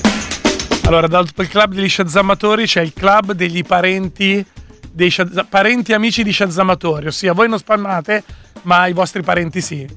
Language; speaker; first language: Italian; native; Italian